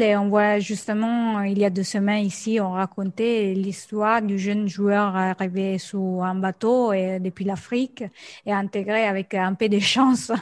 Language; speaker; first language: French; non-native, fluent; Italian